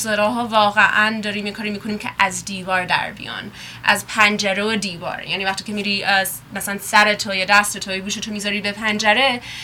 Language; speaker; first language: Persian; early bilingual, heritage; Persian